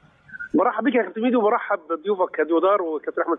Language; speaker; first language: Arabic; native; Arabic